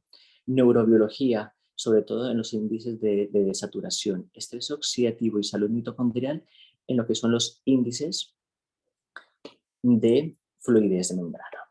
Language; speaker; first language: Spanish; native; Spanish